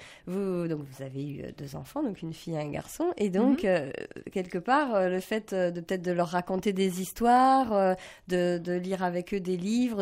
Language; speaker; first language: French; native; French